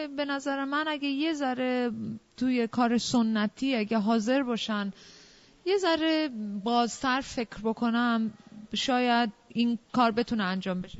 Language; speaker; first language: Persian; early bilingual, heritage; Persian